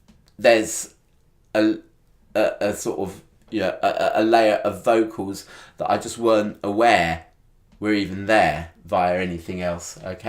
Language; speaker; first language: English; native; English